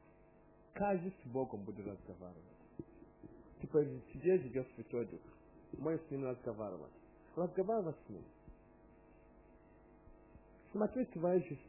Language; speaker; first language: Russian; non-native, learner; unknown